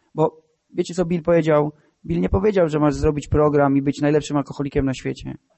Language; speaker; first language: Polish; native; Polish